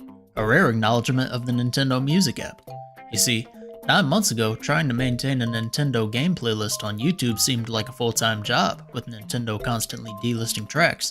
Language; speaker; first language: English; native; English